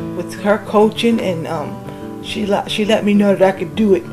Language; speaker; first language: English; native; English